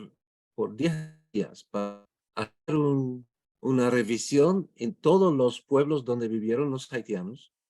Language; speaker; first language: Spanish; non-native, fluent; English